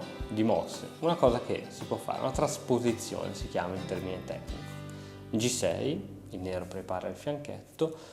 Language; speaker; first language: Italian; native; Italian